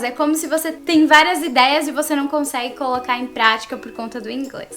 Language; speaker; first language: Portuguese; native; Portuguese